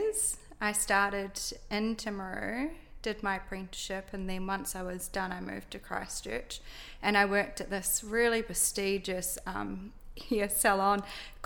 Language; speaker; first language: English; native; English